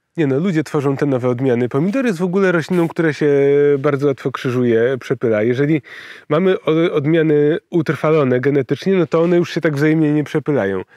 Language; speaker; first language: Polish; native; Polish